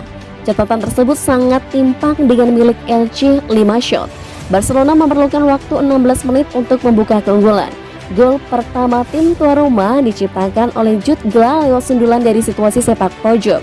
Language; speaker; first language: Indonesian; native; Indonesian